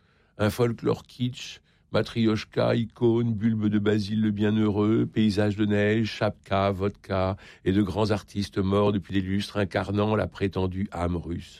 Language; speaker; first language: French; native; French